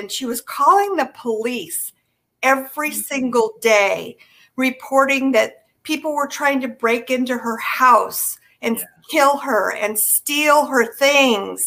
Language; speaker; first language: English; native; English